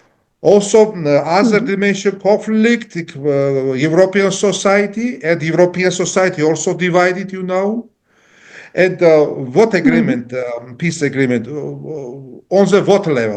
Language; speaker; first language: English; non-native, learner; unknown